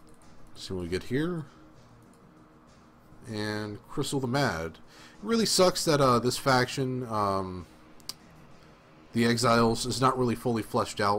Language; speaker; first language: English; native; English